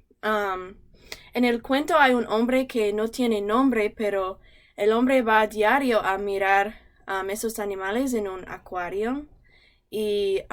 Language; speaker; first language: Spanish; non-native, learner; English